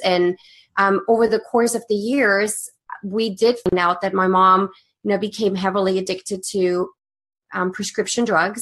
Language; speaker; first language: English; non-native, fluent; German